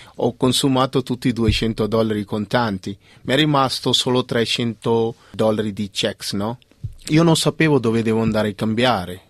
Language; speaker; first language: Italian; non-native, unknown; Punjabi